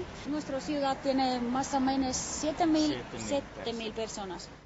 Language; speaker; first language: Spanish; non-native, fluent; Finnish